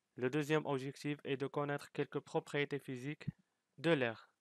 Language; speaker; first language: French; non-native, local second language; Arabic